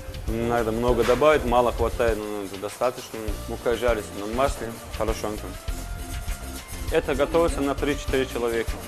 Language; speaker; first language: Russian; non-native, learner; Turkish